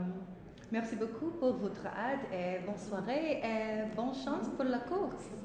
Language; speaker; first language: French; non-native, learner; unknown